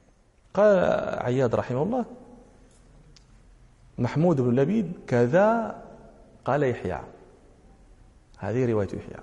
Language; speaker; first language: Arabic; native; Arabic